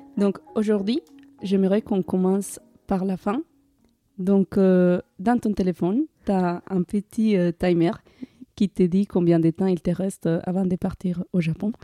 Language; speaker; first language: French; non-native, fluent; Spanish